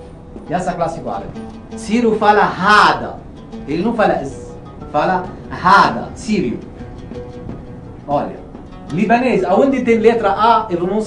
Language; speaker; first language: Portuguese; non-native, learner; Arabic